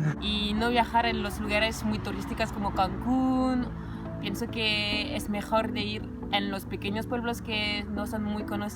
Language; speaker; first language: Spanish; non-native, fluent; French